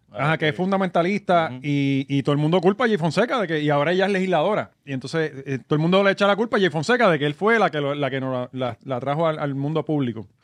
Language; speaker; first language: Spanish; native; Spanish